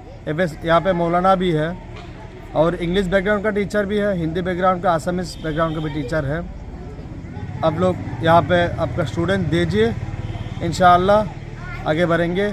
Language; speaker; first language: Hindi; non-native, local second language; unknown